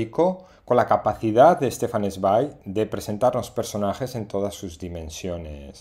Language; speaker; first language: Spanish; native; Spanish